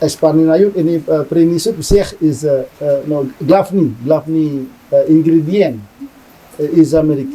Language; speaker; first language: Russian; non-native, learner; Indonesian